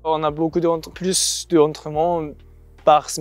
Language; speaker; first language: French; non-native, learner; Japanese